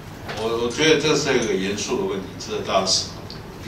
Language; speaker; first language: Chinese; native; Chinese